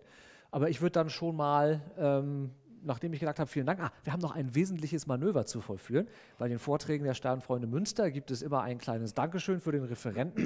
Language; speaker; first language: German; native; German